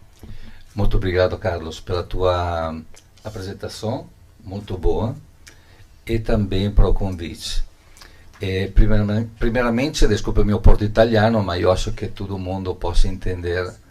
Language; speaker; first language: Portuguese; non-native, learner; Italian